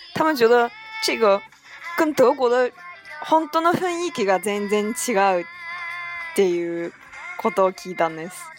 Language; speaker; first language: Japanese; non-native, fluent; Chinese